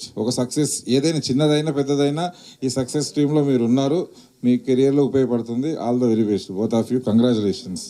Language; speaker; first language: Telugu; native; Telugu